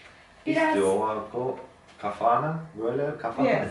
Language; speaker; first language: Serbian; non-native, learner; Turkish